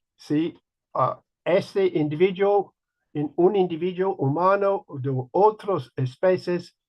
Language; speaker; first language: Spanish; non-native, learner; English